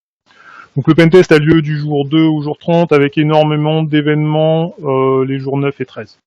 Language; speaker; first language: French; native; French